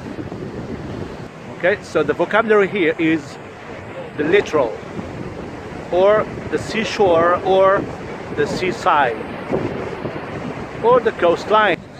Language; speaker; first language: English; non-native, fluent; Arabic